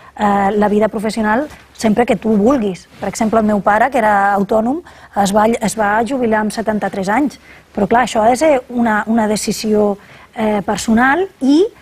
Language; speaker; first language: Catalan; non-native, local second language; Spanish